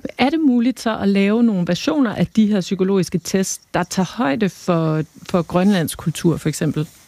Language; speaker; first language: Danish; native; Danish